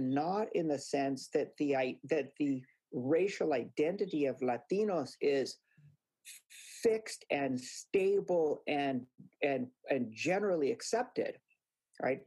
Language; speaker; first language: English; native; English